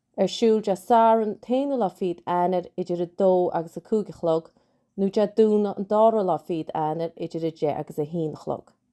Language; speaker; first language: Irish; native; Irish